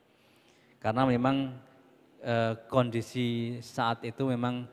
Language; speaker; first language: Indonesian; native; Indonesian